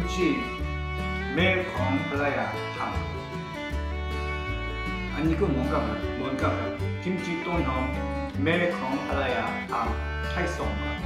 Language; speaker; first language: Thai; non-native, learner; Korean